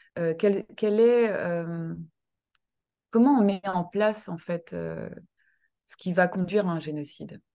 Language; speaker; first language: French; early bilingual, other home language; Kinyarwanda